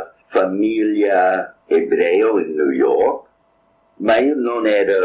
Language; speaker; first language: Italian; non-native, fluent; English